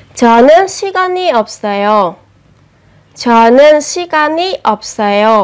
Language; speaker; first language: Korean; non-native, fluent; Vietnamese